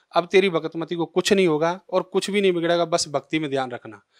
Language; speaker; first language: Hindi; native; Hindi